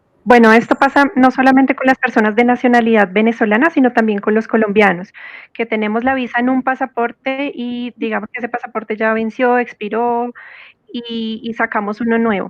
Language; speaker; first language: Spanish; native; Spanish